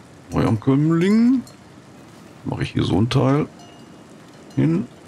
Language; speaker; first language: German; native; German